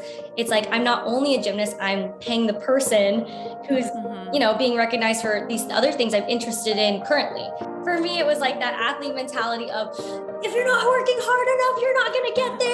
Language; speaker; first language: English; native; English